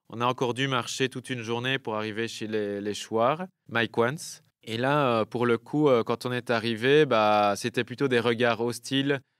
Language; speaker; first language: French; native; French